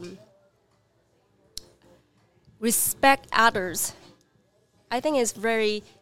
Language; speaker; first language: English; non-native, learner; Chinese